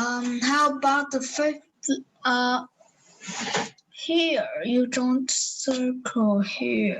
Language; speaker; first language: English; non-native, learner; Vietnamese